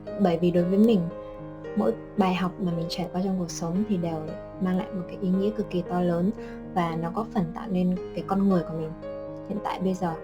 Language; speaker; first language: Vietnamese; native; Vietnamese